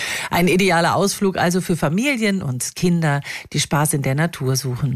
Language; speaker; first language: German; native; German